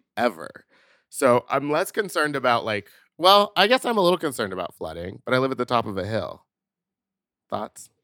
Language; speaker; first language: English; native; English